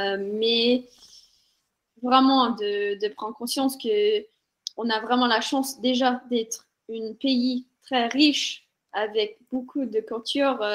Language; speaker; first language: French; non-native, fluent; English